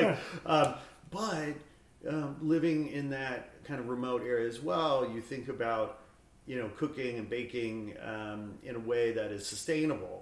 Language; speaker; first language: English; native; English